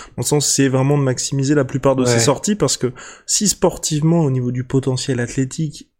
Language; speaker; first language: French; native; French